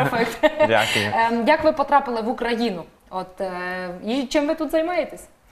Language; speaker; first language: Ukrainian; native; Ukrainian